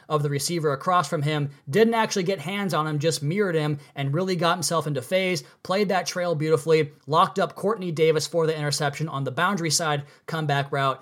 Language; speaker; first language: English; native; English